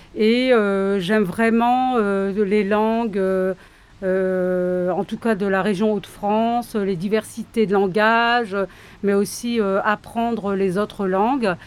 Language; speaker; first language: French; native; French